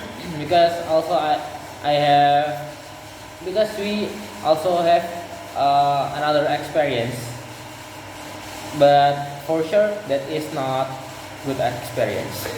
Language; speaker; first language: English; non-native, learner; Indonesian